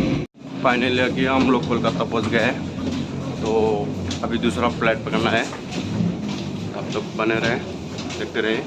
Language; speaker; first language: Hindi; non-native, local second language; Assamese